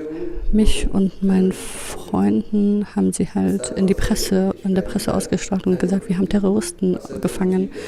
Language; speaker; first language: German; non-native, fluent; Kurdish